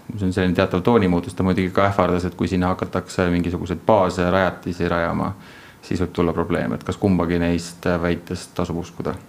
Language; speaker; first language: Estonian; native; Estonian